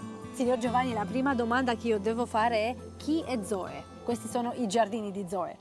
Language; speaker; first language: Italian; non-native, learner; Romanian